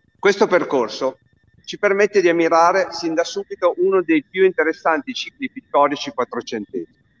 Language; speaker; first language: Italian; native; Italian